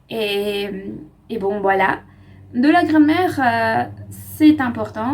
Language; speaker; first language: French; non-native, fluent; Spanish